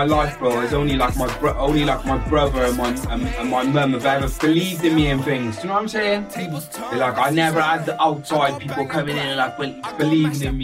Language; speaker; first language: English; native; English